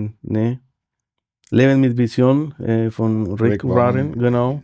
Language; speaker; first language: German; non-native, fluent; Spanish